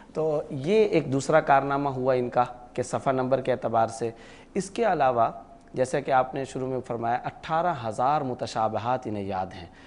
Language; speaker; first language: Urdu; native; Urdu